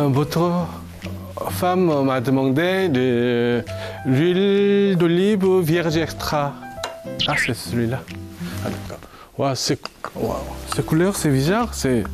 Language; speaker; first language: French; non-native, learner; Korean